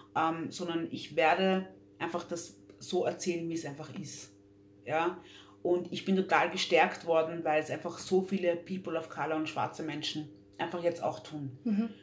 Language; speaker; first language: German; native; German